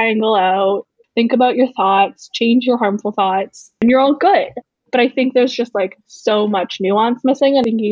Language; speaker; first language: English; native; English